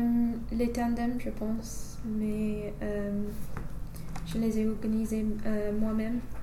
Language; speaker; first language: French; non-native, fluent; English